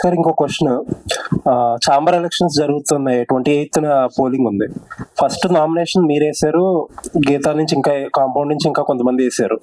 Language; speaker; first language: Telugu; native; Telugu